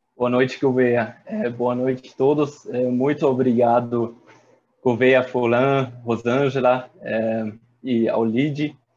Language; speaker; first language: Portuguese; non-native, fluent; German